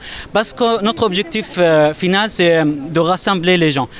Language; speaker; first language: French; non-native, fluent; Arabic